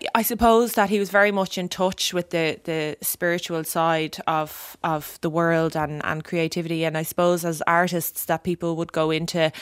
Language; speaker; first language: English; native; English